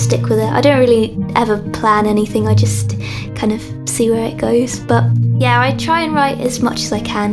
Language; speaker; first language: English; native; English